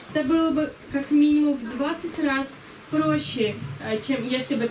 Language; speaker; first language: Russian; native; Russian